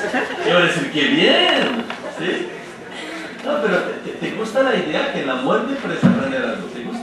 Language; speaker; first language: Spanish; non-native, fluent; French